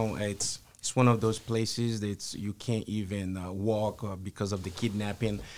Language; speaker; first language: English; early bilingual, other home language; Haitian Creole